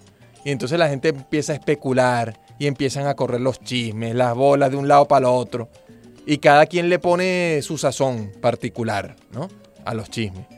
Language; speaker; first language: Spanish; native; Spanish